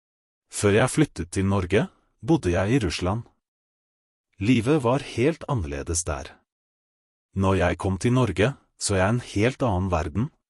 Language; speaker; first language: Norwegian; non-native, fluent; Russian